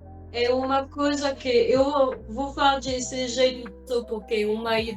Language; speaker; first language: Portuguese; non-native, fluent; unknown